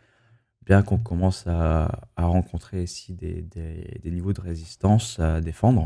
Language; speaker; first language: French; native; French